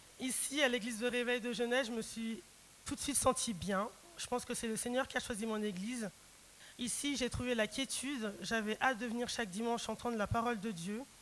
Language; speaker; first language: French; early bilingual, other home language; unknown